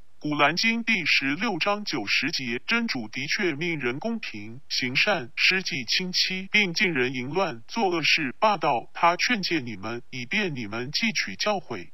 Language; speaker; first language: Chinese; non-native, local second language; Cantonese